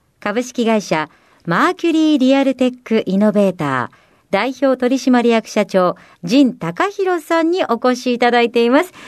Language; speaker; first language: Japanese; native; Japanese